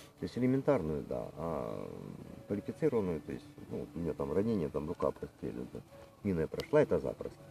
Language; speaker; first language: Russian; native; Russian